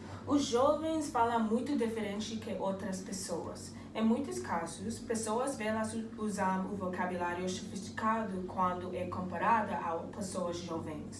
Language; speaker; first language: Portuguese; non-native, learner; English